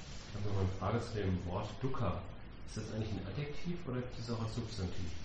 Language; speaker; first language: German; native; German